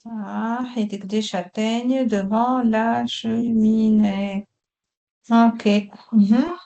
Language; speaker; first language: French; non-native, local second language; Arabic